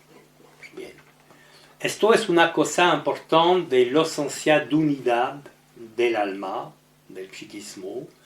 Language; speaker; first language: Spanish; non-native, learner; French